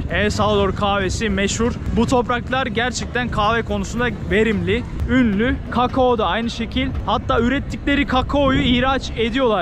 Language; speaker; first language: Turkish; native; Turkish